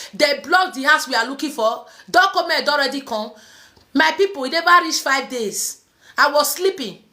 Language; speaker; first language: Nigerian Pidgin; native; Nigerian Pidgin